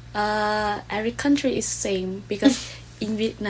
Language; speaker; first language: English; non-native, learner; Vietnamese